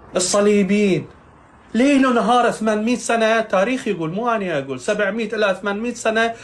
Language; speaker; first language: Arabic; non-native, fluent; Persian